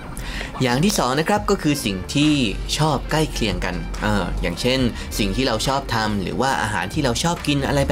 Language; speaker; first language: Thai; native; Thai